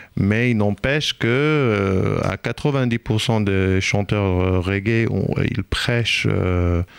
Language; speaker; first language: French; non-native, fluent; Hebrew